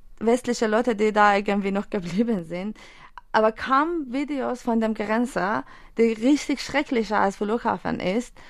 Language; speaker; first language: German; non-native, fluent; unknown